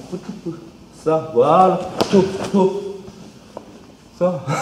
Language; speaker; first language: French; non-native, learner; Korean